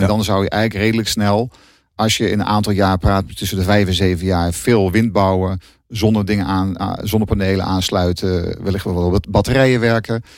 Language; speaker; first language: Dutch; native; Dutch